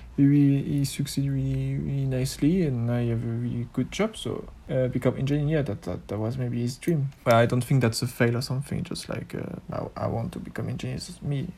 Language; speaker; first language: English; non-native, learner; French